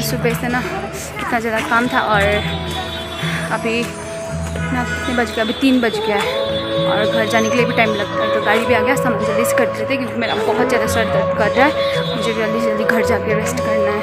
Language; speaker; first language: Hindi; non-native, local second language; Nepali